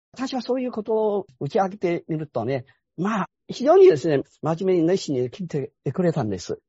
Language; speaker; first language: Japanese; non-native, fluent; Chinese